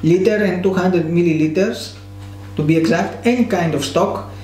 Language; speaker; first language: English; non-native, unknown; Greek